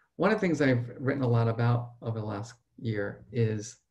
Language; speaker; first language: English; native; English